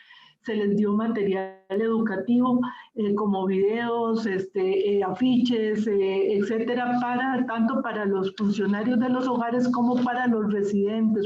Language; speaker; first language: Spanish; native; Spanish